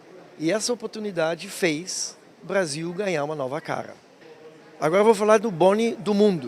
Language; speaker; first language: Portuguese; non-native, fluent; German